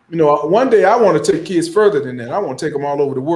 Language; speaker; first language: English; native; English